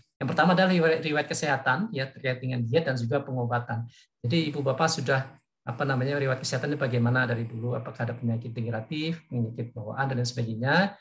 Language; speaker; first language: Indonesian; native; Indonesian